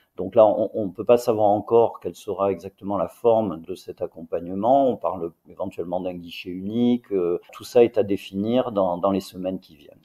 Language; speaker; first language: French; native; French